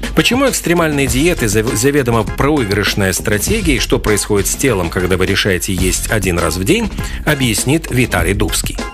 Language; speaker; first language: Russian; native; Russian